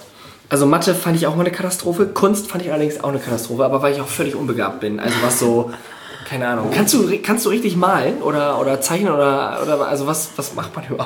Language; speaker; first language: German; native; German